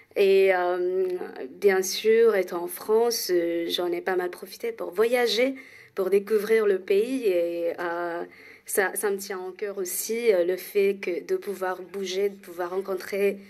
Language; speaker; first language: French; non-native, fluent; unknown